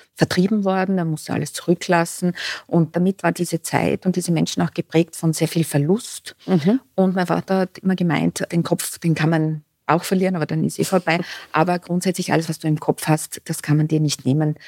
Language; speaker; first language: German; native; German